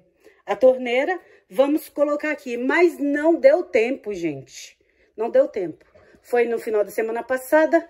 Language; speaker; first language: Portuguese; native; Portuguese